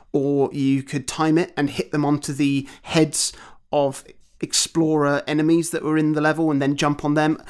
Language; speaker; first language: English; native; English